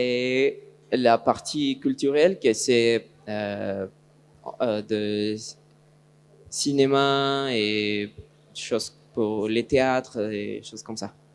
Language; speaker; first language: French; non-native, learner; Spanish